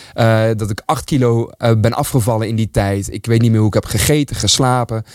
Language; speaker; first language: Dutch; early bilingual, other home language; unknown